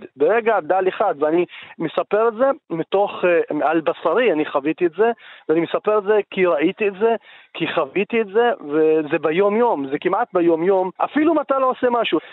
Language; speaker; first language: Hebrew; non-native, local second language; Arabic